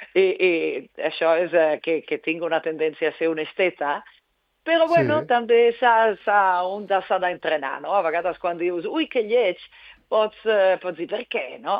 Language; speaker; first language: Catalan; non-native, fluent; Italian